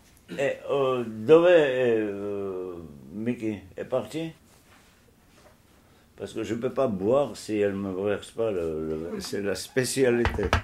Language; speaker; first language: French; non-native, fluent; Georgian